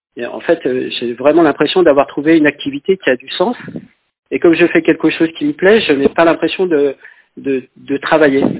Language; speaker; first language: French; native; French